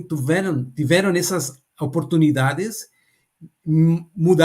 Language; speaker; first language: Portuguese; non-native, learner; Spanish